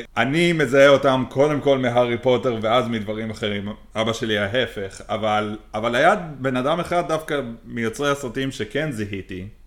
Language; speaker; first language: Hebrew; native; Hebrew